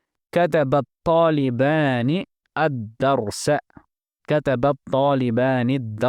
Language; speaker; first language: Arabic; non-native, fluent; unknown